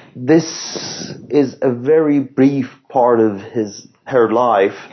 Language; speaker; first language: English; non-native, fluent; Persian